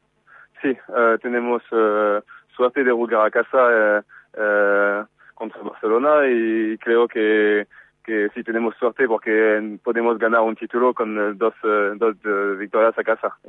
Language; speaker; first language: Spanish; non-native, fluent; French